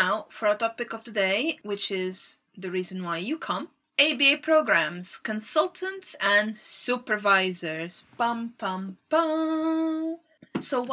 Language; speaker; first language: English; non-native, fluent; Portuguese